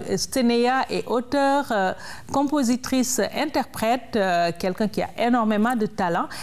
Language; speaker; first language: French; native; French